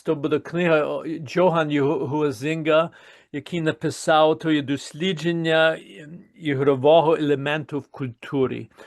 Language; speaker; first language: Ukrainian; early bilingual, heritage; Ukrainian